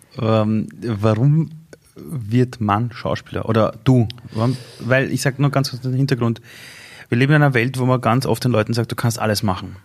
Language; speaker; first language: German; early bilingual, other home language; Persian